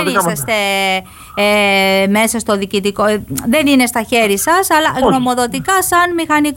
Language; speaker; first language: Greek; native; Greek